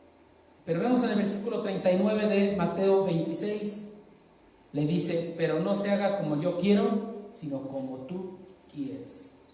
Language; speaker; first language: Spanish; native; Spanish